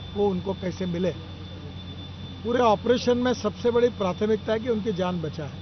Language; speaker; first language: Hindi; non-native, local second language; Marathi